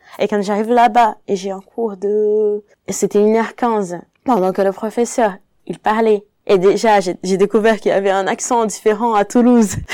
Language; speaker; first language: French; non-native, fluent; Portuguese